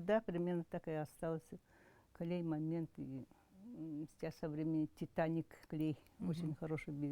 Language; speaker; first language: Russian; non-native, local second language; Yakut